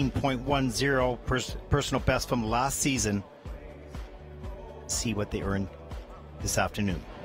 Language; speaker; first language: English; native; English